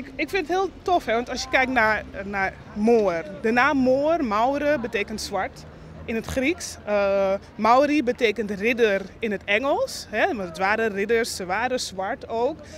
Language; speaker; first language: Dutch; non-native, local second language; Papiamento